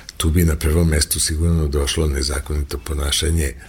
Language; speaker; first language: Serbian; native; Serbian